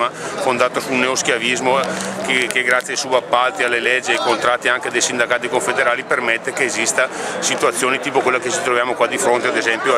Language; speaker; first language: Italian; native; Italian